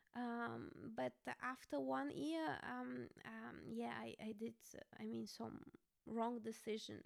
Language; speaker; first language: English; non-native, fluent; Bulgarian